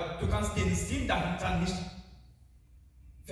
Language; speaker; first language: German; non-native, fluent; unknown